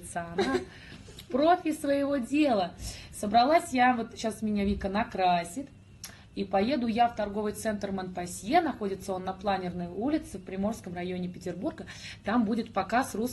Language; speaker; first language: Russian; native; Russian